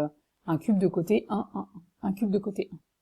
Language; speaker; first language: French; native; French